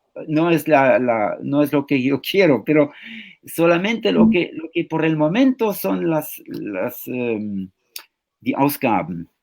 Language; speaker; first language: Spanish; non-native, fluent; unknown